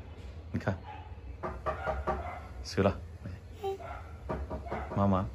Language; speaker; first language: Chinese; native; Chinese